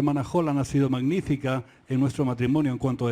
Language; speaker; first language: Spanish; native; Spanish